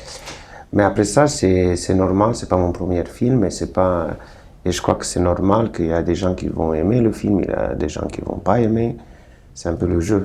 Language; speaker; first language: French; non-native, fluent; Romanian